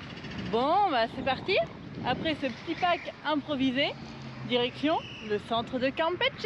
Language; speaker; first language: French; native; French